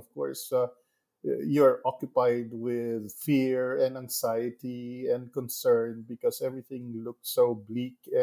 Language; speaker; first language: English; non-native, local second language; Hiligaynon